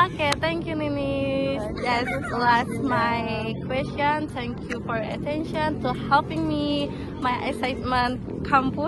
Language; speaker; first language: English; non-native, learner; Indonesian